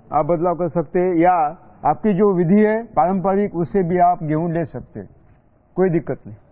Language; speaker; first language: Hindi; non-native, local second language; Marathi